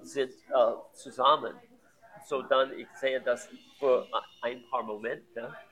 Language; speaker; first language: German; non-native, learner; English